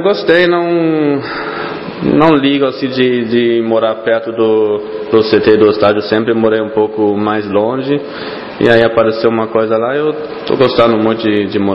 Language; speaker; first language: Portuguese; non-native, fluent; German